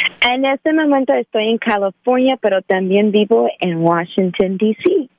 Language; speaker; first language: Spanish; early bilingual, heritage; Spanish